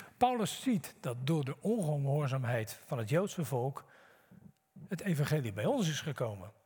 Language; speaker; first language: Dutch; native; Dutch